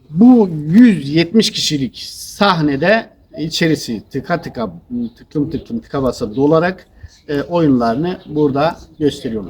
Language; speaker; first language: Turkish; native; Turkish